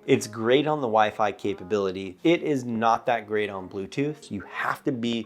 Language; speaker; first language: English; native; English